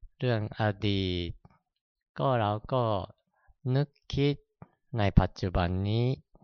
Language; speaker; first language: Thai; non-native, fluent; Japanese